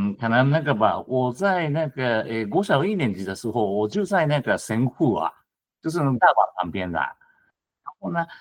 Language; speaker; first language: Chinese; non-native, fluent; Japanese